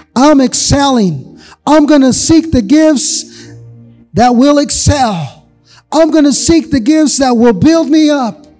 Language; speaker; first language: English; native; English